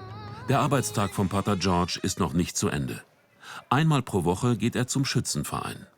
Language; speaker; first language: German; native; German